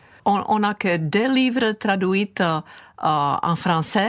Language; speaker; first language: French; non-native, fluent; Czech